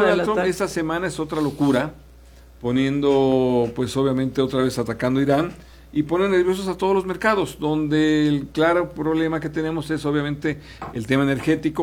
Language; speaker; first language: Spanish; native; Spanish